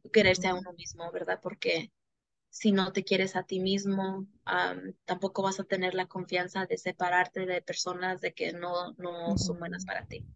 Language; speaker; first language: Spanish; early bilingual, heritage; Spanish